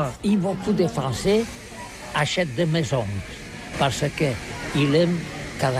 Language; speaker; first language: French; non-native, learner; Catalan